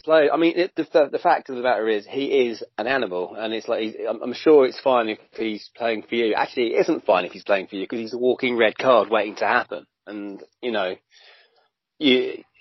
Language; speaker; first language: English; native; English